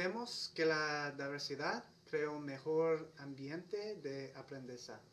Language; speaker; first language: Spanish; non-native, learner; English